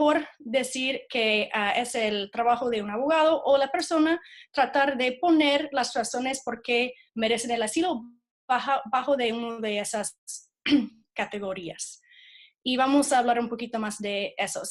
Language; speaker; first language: Spanish; non-native, fluent; English